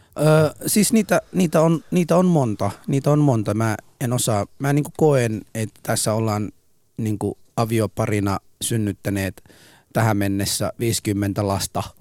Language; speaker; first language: Finnish; early bilingual, other home language; Arabic